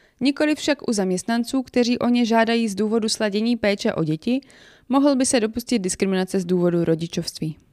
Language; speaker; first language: Czech; native; Czech